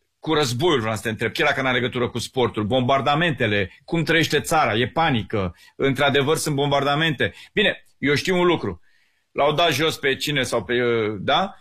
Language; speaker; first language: Romanian; native; Romanian